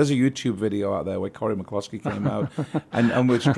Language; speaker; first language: English; native; English